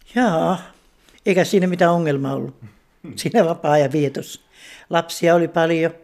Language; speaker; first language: Finnish; native; Finnish